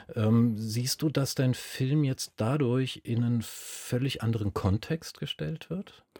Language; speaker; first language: German; native; German